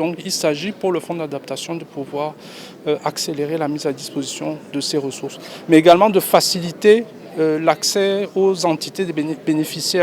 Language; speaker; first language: French; non-native, local second language; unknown